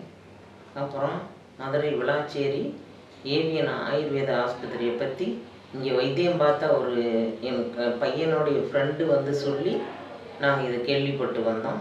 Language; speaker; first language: Tamil; native; Tamil